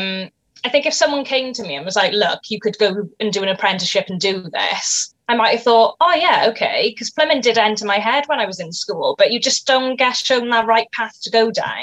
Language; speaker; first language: English; native; English